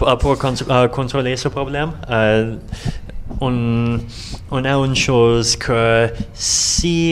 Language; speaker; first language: French; non-native, learner; Russian